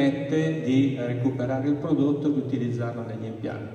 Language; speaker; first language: Italian; native; Italian